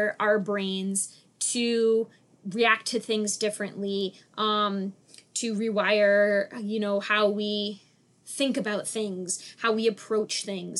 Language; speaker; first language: English; native; English